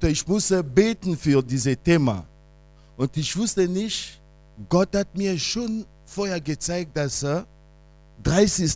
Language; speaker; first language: German; non-native, fluent; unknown